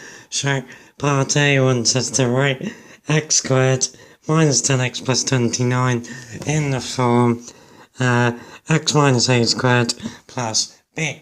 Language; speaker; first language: English; native; English